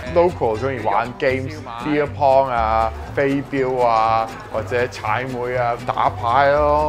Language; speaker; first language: Chinese; non-native, fluent; English